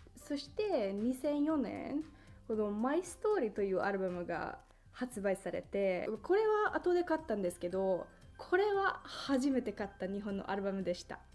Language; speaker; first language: Japanese; non-native, fluent; Finnish